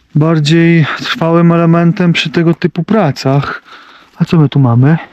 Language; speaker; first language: Polish; native; Polish